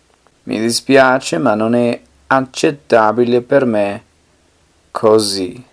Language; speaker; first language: Italian; non-native, fluent; Spanish